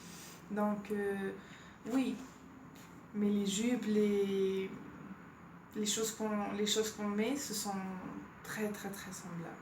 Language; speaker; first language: French; non-native, fluent; Spanish